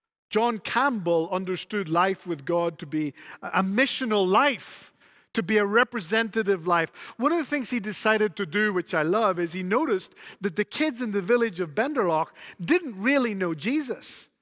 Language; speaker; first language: English; native; English